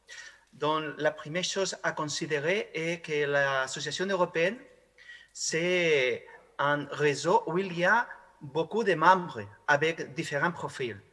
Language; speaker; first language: French; non-native, fluent; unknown